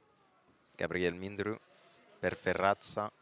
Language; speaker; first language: Italian; non-native, fluent; French